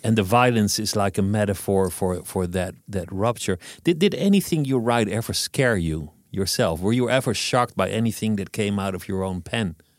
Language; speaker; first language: English; non-native, fluent; Dutch